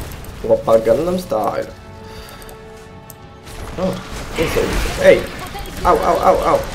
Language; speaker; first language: Polish; native; Polish